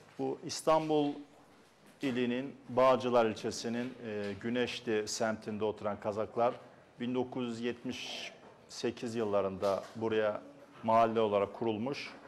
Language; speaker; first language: Turkish; early bilingual, other home language; Kazakh